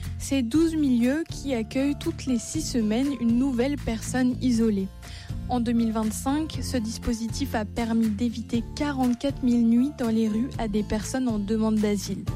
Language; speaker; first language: French; native; French